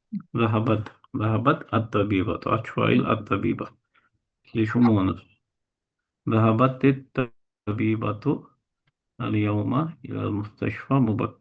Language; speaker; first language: Arabic; non-native, fluent; Kashmiri